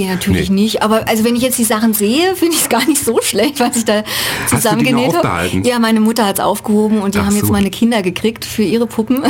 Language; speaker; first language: German; native; German